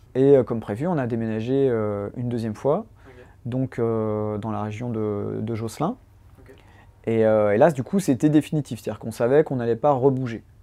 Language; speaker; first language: French; native; French